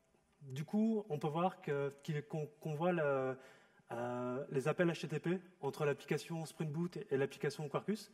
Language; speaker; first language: French; native; French